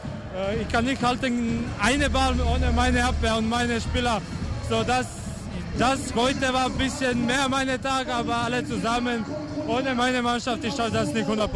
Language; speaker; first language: German; non-native, learner; Croatian